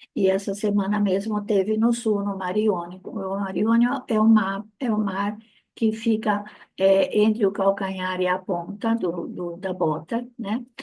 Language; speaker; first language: Portuguese; non-native, fluent; Italian